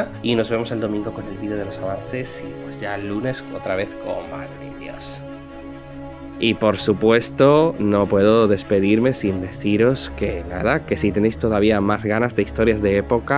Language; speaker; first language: Spanish; native; Spanish